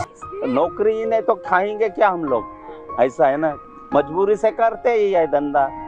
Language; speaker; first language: Hindi; non-native, local second language; Marathi